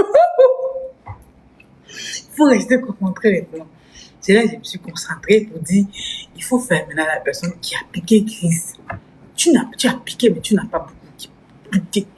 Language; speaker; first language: French; non-native, local second language; Lingala